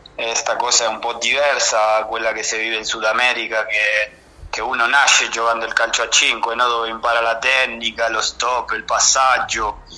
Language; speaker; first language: Italian; non-native, fluent; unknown